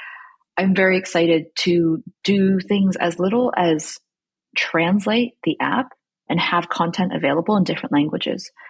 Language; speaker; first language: English; early bilingual, other home language; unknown